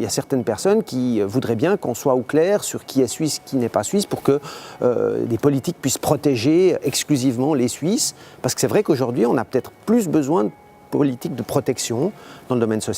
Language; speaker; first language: French; native; French